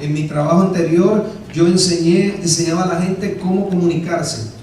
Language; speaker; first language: Spanish; native; Spanish